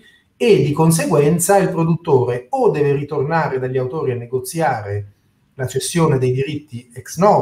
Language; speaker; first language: Italian; native; Italian